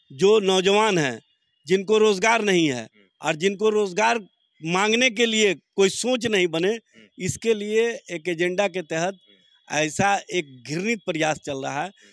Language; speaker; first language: Hindi; native; Hindi